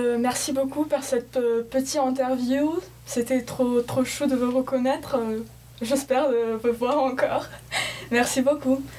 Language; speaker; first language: French; non-native, fluent; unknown